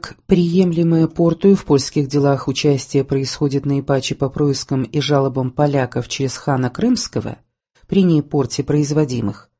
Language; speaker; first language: Russian; native; Russian